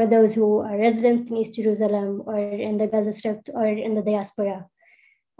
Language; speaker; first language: English; non-native, fluent; Arabic